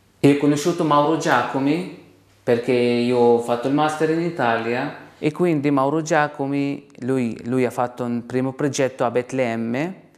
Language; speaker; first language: Italian; non-native, learner; Arabic